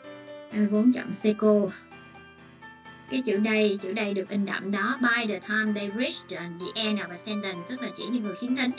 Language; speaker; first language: Vietnamese; native; Vietnamese